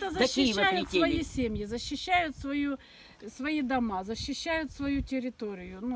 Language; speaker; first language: Russian; native; Russian